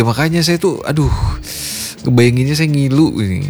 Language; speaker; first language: Indonesian; native; Indonesian